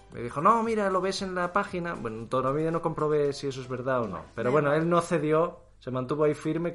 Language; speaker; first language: Spanish; native; Spanish